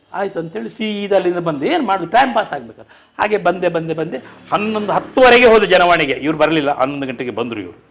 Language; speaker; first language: Kannada; non-native, local second language; Tulu